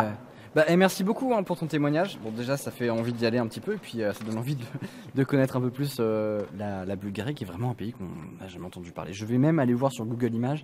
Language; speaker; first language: French; native; French